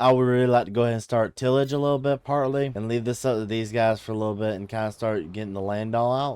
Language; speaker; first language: English; native; English